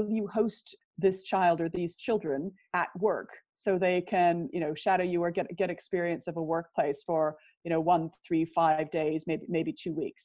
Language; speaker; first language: English; native; English